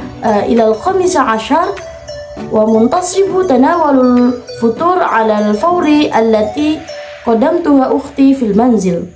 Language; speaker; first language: Arabic; non-native, learner; Indonesian